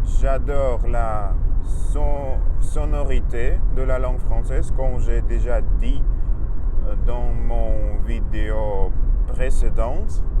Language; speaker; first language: French; non-native, learner; Russian